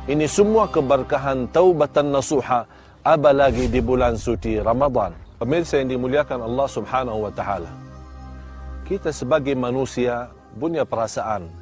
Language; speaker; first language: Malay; non-native, fluent; Arabic